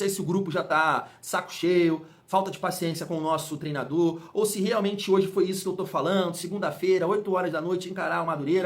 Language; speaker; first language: Portuguese; native; Portuguese